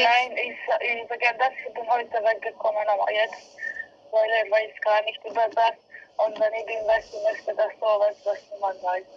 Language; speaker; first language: German; non-native, learner; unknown